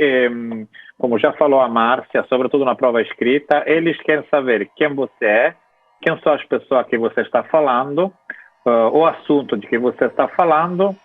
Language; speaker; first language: Portuguese; non-native, fluent; Italian